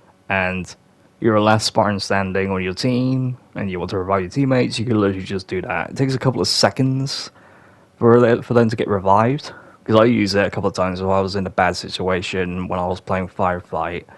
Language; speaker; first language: English; native; English